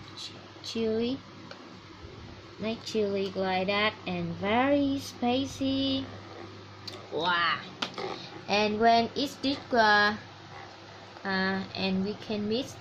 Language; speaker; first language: English; non-native, learner; Vietnamese